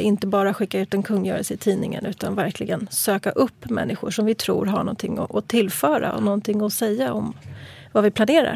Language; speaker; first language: Swedish; native; Swedish